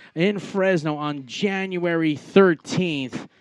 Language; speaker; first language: English; native; English